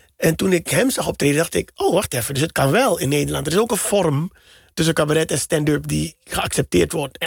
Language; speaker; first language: Dutch; native; Dutch